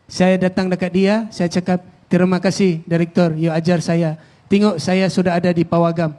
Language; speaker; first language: Indonesian; non-native, fluent; Filipino